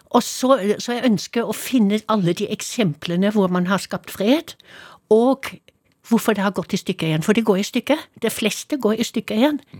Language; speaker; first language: Norwegian; non-native, fluent; German